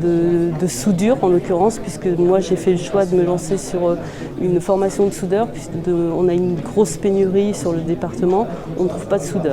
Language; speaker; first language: French; native; French